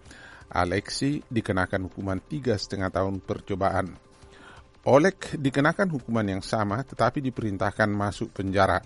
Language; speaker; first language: Indonesian; native; Indonesian